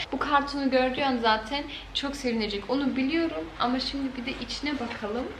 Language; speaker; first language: Turkish; early bilingual, heritage; Turkish